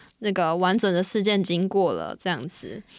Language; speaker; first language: Chinese; native; Chinese